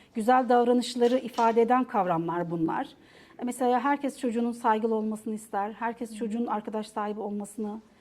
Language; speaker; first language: Turkish; native; Turkish